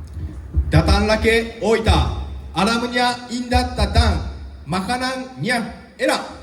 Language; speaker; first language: Indonesian; non-native, learner; Japanese